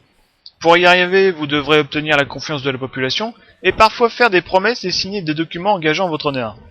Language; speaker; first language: French; native; French